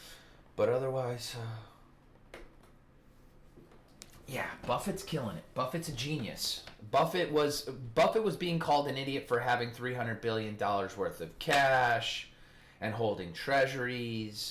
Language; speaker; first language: English; native; English